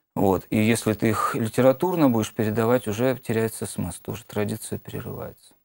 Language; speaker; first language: Russian; native; Russian